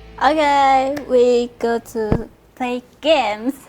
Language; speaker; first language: English; non-native, learner; Vietnamese